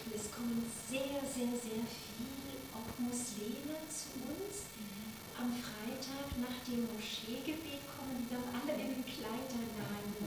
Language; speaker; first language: German; non-native, learner; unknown